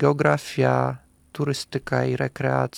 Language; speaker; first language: Polish; non-native, fluent; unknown